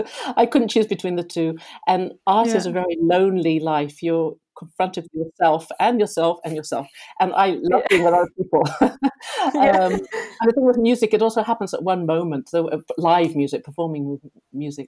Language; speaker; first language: English; native; English